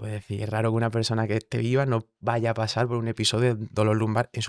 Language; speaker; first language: Spanish; native; Spanish